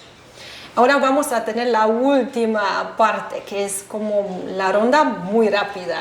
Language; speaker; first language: Spanish; non-native, fluent; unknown